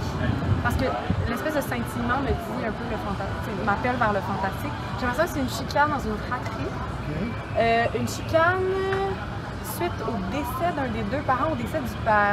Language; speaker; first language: French; native; French